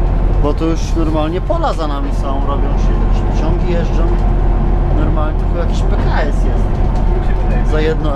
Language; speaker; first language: Polish; native; Polish